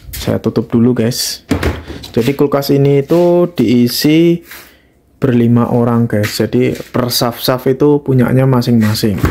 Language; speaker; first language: Indonesian; native; Indonesian